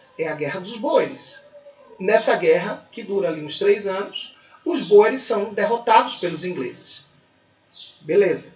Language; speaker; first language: Portuguese; native; Portuguese